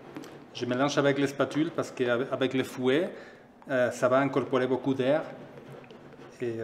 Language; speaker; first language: French; non-native, fluent; Spanish